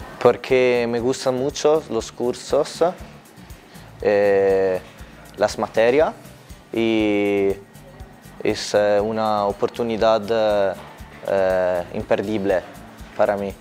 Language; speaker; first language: Spanish; non-native, learner; Italian